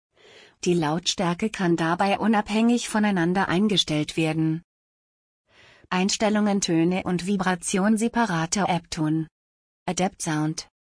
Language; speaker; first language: German; native; German